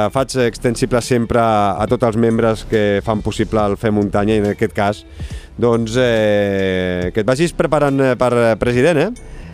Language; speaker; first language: Catalan; native; Catalan